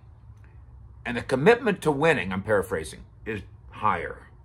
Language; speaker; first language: English; native; English